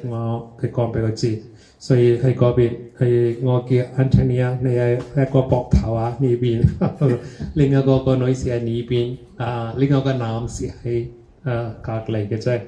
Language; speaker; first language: Cantonese; early bilingual, heritage; Cantonese